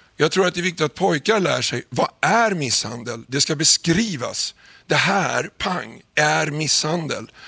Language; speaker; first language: Swedish; native; Swedish